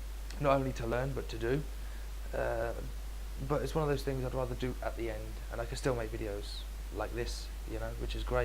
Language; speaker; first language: English; native; English